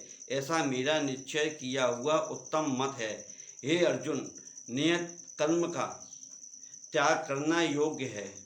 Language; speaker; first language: Hindi; native; Hindi